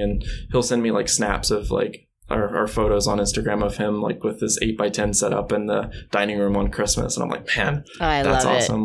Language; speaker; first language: English; native; English